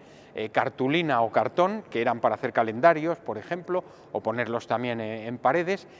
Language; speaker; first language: Spanish; native; Spanish